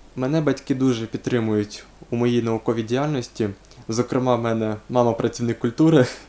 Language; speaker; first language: Ukrainian; native; Ukrainian